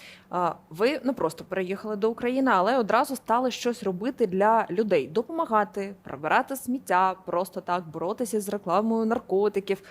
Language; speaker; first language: Ukrainian; native; Ukrainian